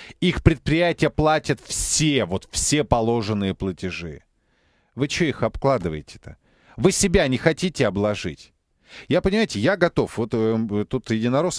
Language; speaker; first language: Russian; native; Russian